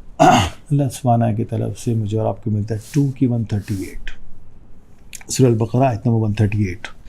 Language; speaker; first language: Urdu; native; Urdu